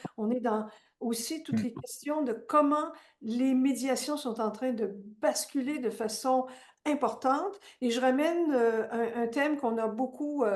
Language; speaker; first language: French; native; French